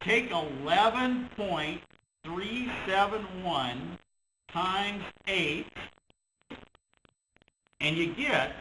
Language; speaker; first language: English; native; English